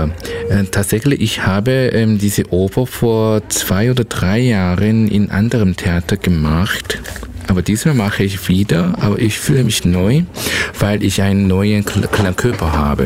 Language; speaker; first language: German; non-native, learner; Korean